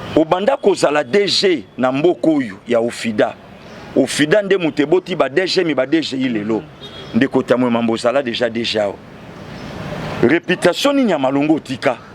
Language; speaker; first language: Lingala; non-native, local second language; Mongo